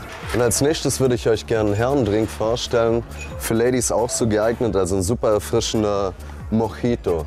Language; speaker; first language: German; native; German